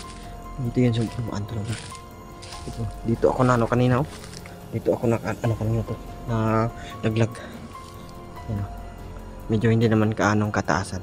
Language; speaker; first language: Filipino; non-native, local second language; Cebuano